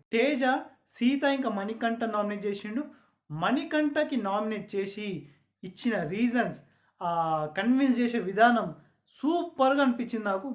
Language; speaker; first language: Telugu; non-native, local second language; Urdu